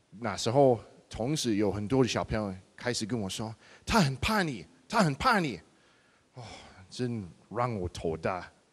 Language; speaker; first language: Chinese; non-native, fluent; English